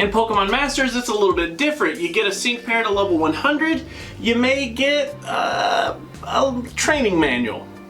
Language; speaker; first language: English; native; English